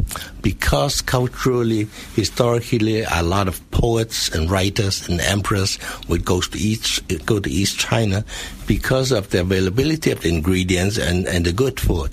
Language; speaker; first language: English; non-native, local second language; Cantonese